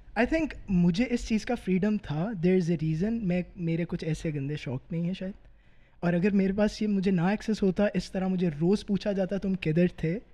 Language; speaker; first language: Urdu; native; Urdu